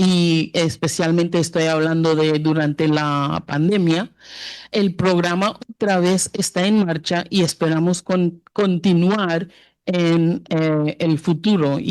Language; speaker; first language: Spanish; non-native, fluent; English